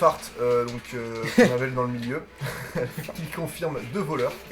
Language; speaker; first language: French; native; French